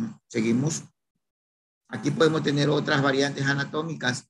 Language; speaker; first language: Spanish; native; Spanish